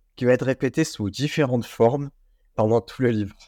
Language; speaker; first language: French; non-native, fluent; Portuguese